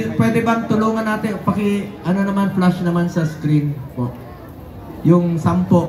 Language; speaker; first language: Filipino; non-native, local second language; Cebuano